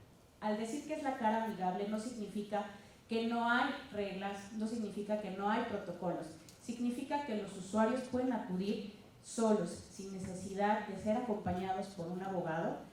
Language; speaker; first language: Spanish; native; Spanish